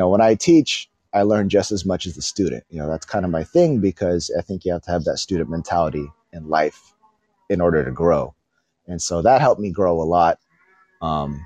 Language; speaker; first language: English; early bilingual, other home language; Filipino